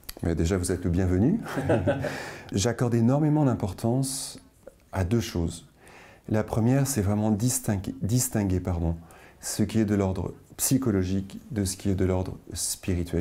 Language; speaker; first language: French; native; French